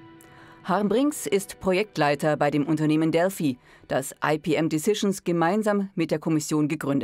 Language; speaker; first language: German; native; German